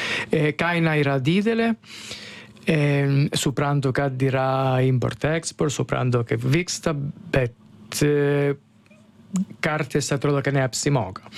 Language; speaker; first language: Lithuanian; non-native, learner; Italian